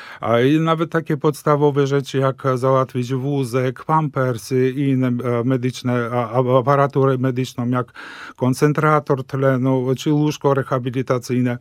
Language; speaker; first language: Polish; non-native, fluent; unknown